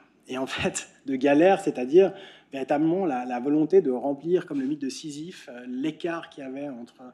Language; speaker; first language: French; native; French